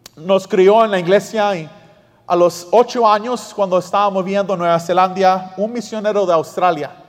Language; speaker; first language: Spanish; early bilingual, heritage; English